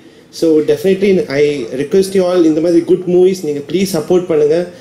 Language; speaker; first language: Tamil; non-native, fluent; Malayalam